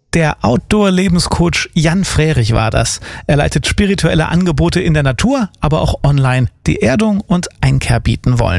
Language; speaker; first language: German; native; German